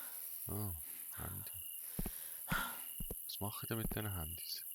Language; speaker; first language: German; native; German